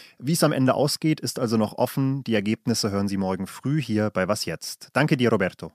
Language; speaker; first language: German; native; German